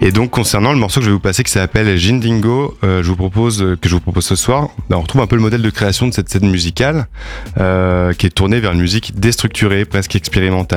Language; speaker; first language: French; native; French